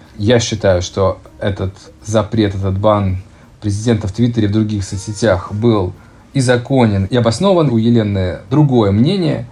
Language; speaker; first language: Russian; native; Russian